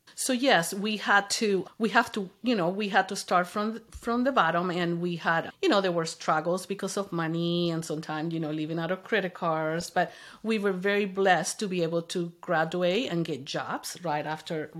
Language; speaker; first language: English; non-native, fluent; Spanish